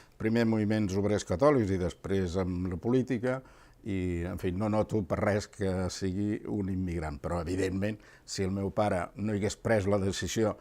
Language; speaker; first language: Catalan; early bilingual, other home language; Spanish